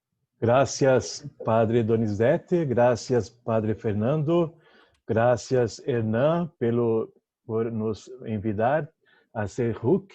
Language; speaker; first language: Spanish; non-native, learner; Portuguese